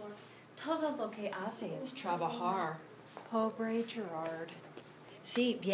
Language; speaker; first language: Spanish; non-native, fluent; English